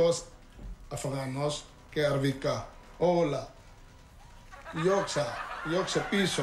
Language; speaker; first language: Greek; non-native, learner; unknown